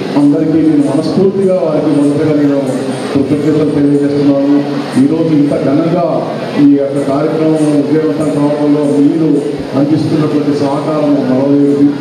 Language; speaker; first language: Telugu; native; Telugu